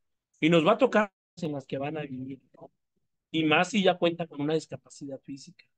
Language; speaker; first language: Spanish; native; Spanish